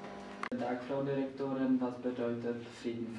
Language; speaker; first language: German; non-native, learner; Czech